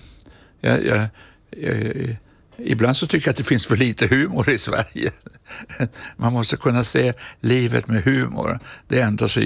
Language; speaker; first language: Swedish; native; Swedish